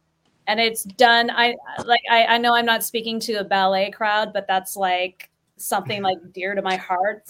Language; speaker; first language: English; native; English